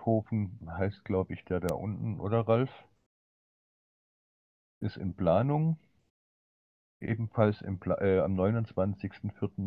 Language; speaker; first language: German; native; German